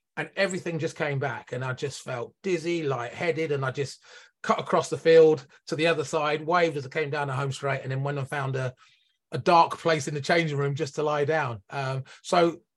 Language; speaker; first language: English; native; English